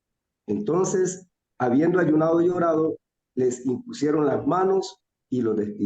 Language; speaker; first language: Spanish; native; Spanish